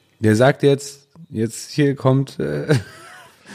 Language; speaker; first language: German; native; German